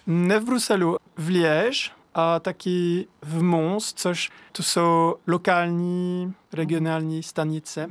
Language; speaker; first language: Czech; non-native, learner; French